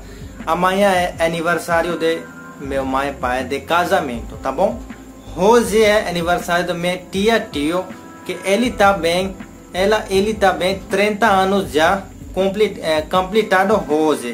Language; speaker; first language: Portuguese; non-native, learner; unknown